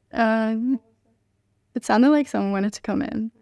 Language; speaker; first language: English; non-native, fluent; Hungarian